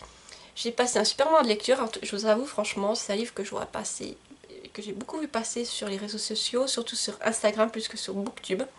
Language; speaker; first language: French; native; French